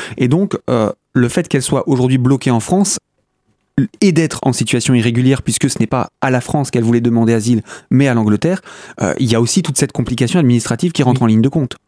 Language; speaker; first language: French; native; French